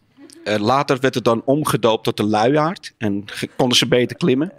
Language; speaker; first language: Dutch; native; Dutch